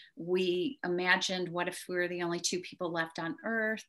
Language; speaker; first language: English; native; English